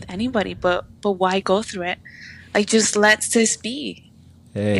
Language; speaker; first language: English; native; English